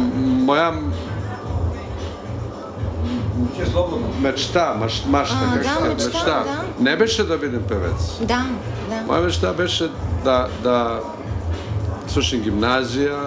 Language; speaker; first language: Bulgarian; non-native, learner; Serbian